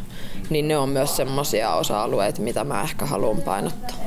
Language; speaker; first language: Finnish; native; Finnish